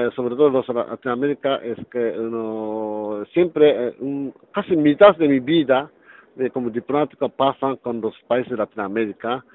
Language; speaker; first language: Spanish; non-native, learner; Japanese